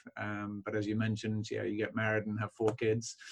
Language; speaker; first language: English; native; English